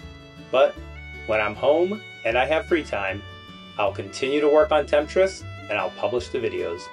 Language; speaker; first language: English; native; English